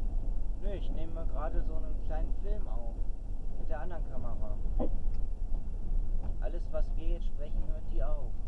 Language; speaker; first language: German; native; German